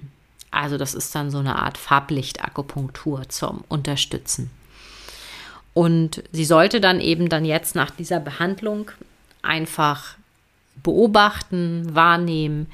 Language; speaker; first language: German; native; German